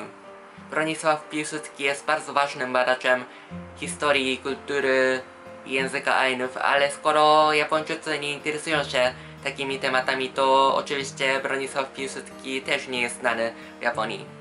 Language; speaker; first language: Polish; non-native, fluent; Japanese